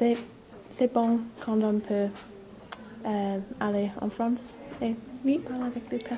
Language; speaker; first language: French; non-native, learner; English